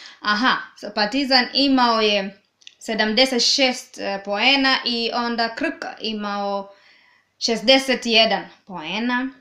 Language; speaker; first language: Serbian; native; Serbian